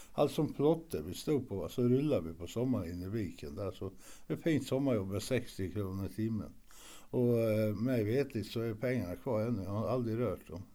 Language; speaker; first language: Swedish; early bilingual, other home language; Norwegian